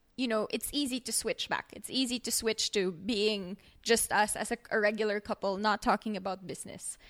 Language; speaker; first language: English; non-native, local second language; Filipino